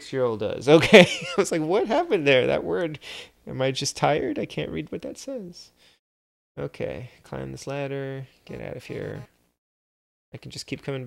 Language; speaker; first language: English; native; English